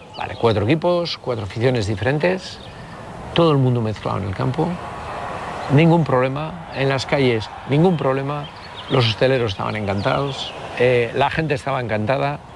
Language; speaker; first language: Spanish; native; Spanish